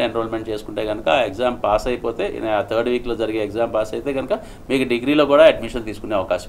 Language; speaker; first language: Telugu; native; Telugu